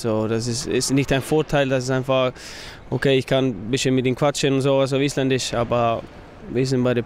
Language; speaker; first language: German; non-native, fluent; Icelandic